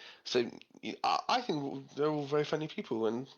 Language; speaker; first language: English; native; English